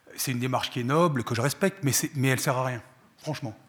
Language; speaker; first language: French; native; French